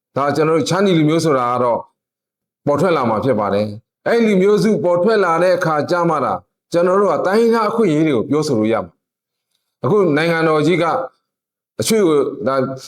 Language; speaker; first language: Burmese; non-native, local second language; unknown